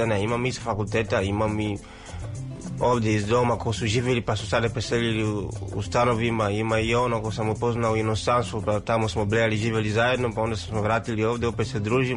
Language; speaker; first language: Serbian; non-native, learner; Swahili